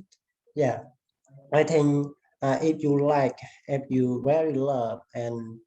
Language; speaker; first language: English; non-native, learner; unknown